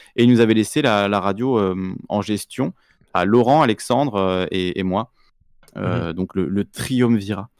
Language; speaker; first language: French; native; French